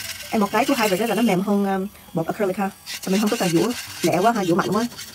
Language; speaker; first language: Vietnamese; early bilingual, heritage; Vietnamese